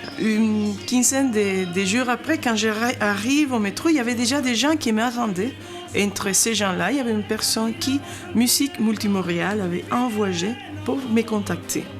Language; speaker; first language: French; non-native, fluent; Spanish